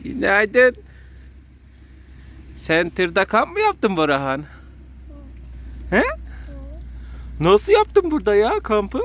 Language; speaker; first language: Turkish; native; Turkish